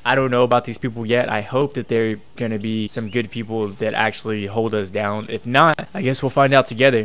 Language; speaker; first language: English; native; English